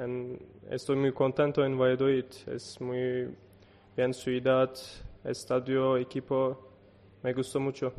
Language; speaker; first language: Spanish; non-native, learner; Turkish